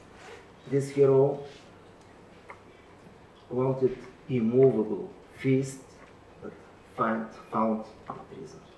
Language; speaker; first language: English; non-native, learner; Bulgarian